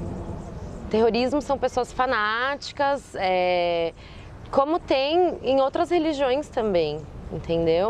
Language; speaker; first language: Portuguese; early bilingual, other home language; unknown